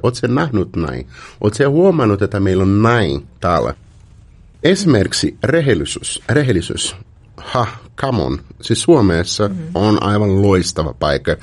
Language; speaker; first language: Finnish; non-native, fluent; Portuguese